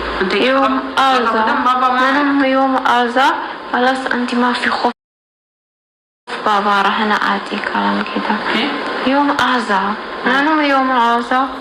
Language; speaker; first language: Arabic; non-native, learner; Amharic